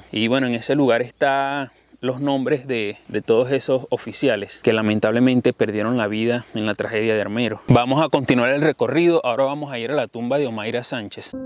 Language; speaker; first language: Spanish; native; Spanish